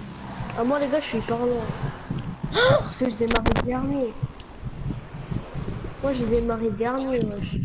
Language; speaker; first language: French; native; French